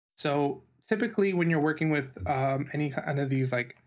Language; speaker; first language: English; native; English